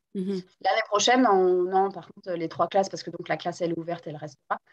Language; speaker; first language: French; non-native, local second language; Guadeloupean Creole French